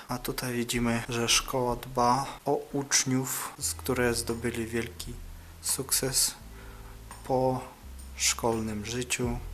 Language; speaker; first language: Polish; non-native, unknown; Russian